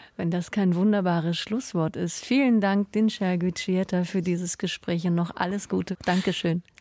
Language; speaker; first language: German; native; German